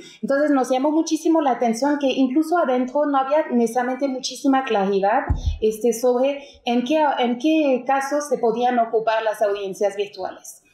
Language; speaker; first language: Spanish; native; Spanish